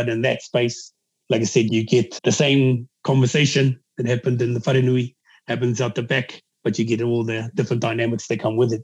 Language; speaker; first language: English; native; English